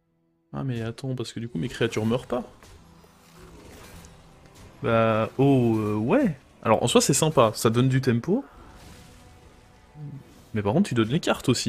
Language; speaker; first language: French; native; French